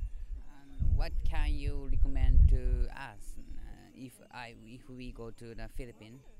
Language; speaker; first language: English; non-native, learner; Japanese